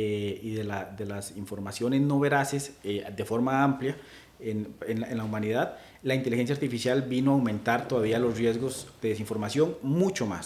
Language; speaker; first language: Spanish; native; Spanish